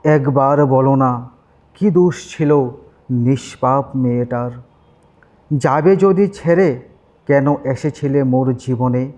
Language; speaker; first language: Bangla; native; Bangla